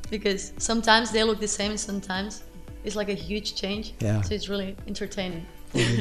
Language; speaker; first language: English; non-native, fluent; Spanish